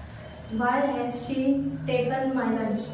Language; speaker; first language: English; non-native, learner; Hindi